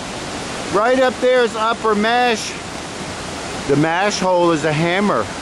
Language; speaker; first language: English; native; English